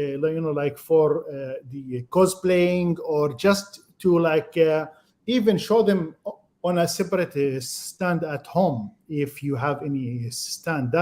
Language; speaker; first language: English; non-native, fluent; Arabic